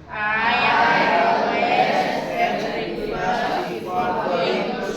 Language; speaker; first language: English; non-native, learner; Indonesian